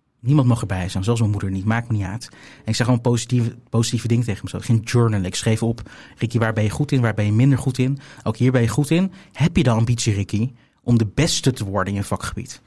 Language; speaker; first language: Dutch; native; Dutch